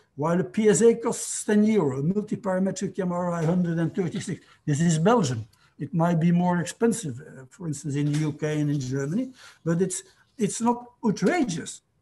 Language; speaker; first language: English; non-native, fluent; Dutch